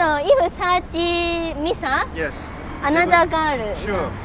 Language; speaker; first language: English; non-native, learner; Japanese